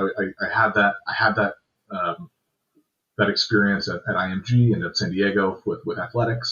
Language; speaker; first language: English; native; English